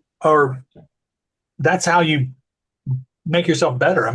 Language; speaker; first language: English; native; English